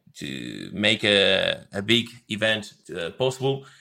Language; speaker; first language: English; non-native, fluent; Spanish